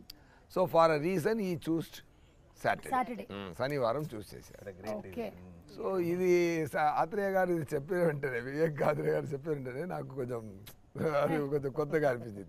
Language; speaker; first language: Telugu; non-native, learner; Tamil